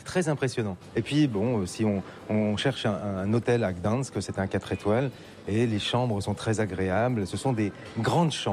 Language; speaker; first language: French; native; French